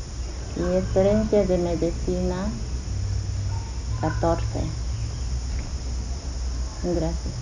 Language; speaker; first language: Spanish; non-native, local second language; Shipibo-Conibo